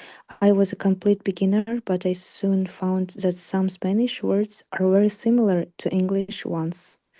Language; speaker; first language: English; non-native, learner; Russian